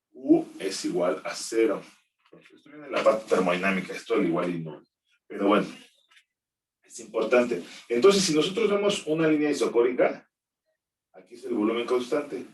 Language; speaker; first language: Spanish; native; Spanish